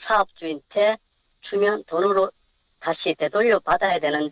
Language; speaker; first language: Korean; native; Korean